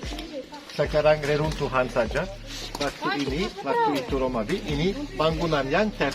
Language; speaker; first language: Indonesian; non-native, fluent; Turkish